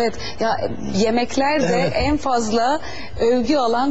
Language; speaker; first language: Turkish; native; Turkish